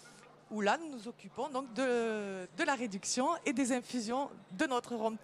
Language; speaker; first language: French; native; French